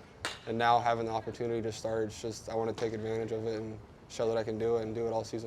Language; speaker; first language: English; native; English